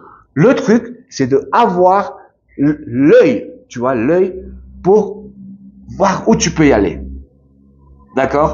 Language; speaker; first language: French; non-native, fluent; Spanish